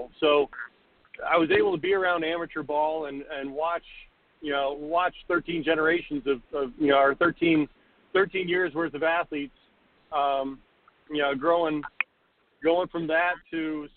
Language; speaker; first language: English; native; English